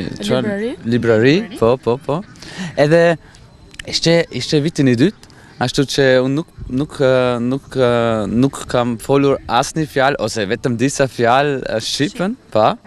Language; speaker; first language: Albanian; non-native, fluent; German